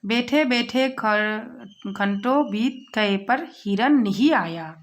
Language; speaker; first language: Hindi; non-native, local second language; Assamese